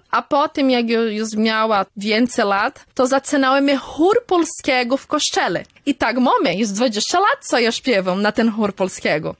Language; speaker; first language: Polish; early bilingual, heritage; Polish